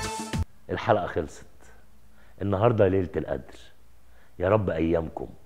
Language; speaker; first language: Arabic; native; Arabic